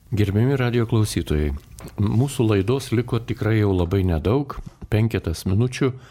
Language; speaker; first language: Lithuanian; native; Lithuanian